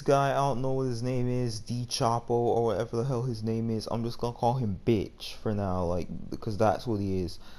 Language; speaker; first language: English; native; English